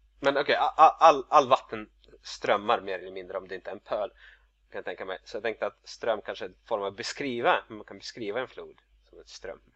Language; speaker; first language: Swedish; non-native, fluent; Russian